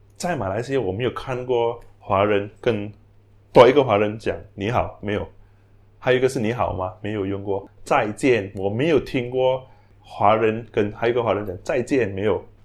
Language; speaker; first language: Chinese; non-native, local second language; Tamil